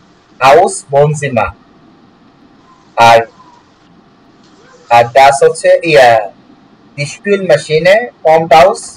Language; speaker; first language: German; non-native, learner; Bangla